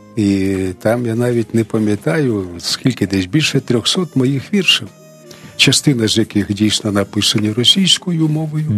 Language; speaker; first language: Ukrainian; non-native, local second language; Russian